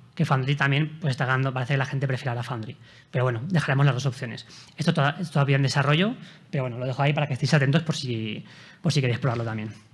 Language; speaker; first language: Spanish; native; Spanish